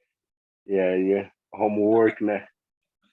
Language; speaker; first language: English; non-native, learner; Portuguese